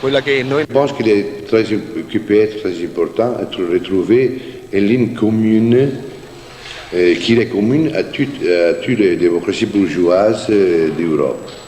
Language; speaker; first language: French; non-native, fluent; Italian